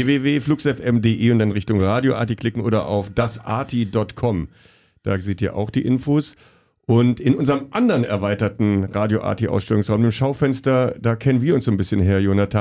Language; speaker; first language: German; native; German